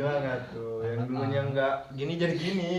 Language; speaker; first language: Malay; native; Malay